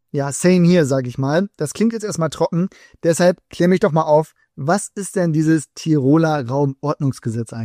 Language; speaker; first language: German; native; German